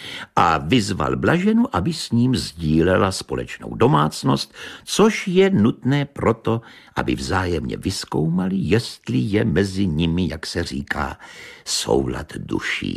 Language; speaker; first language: Czech; native; Czech